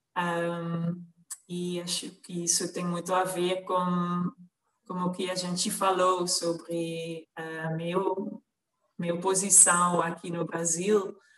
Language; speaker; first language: Portuguese; non-native, fluent; Dutch